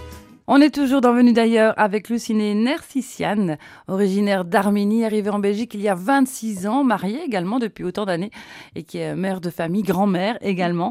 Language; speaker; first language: French; native; French